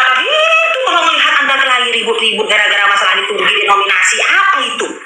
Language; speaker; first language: Indonesian; non-native, local second language; Madurese